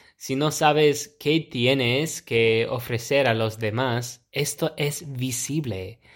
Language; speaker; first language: Spanish; non-native, fluent; English